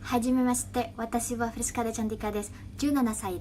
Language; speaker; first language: Japanese; non-native, learner; Indonesian